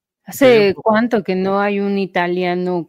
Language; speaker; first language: Spanish; native; Spanish